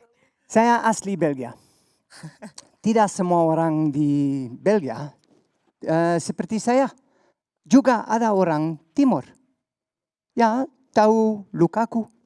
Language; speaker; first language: Indonesian; non-native, learner; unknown